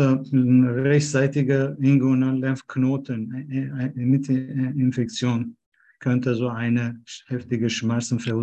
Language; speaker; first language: German; non-native, fluent; Turkish